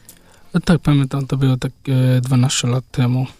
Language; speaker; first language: Polish; non-native, learner; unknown